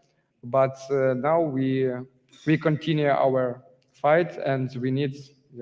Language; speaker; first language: English; non-native, learner; Ukrainian